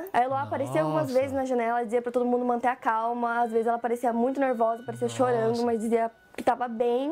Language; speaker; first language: Portuguese; native; Portuguese